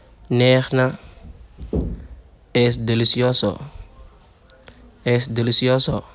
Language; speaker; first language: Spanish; non-native, fluent; Wolof